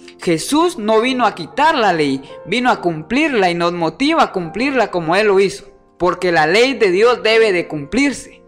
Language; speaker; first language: Spanish; native; Spanish